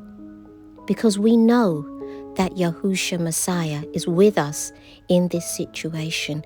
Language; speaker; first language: English; native; English